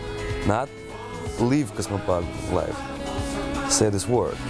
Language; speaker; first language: English; non-native, learner; Russian